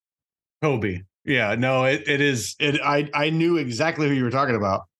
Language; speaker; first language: English; native; English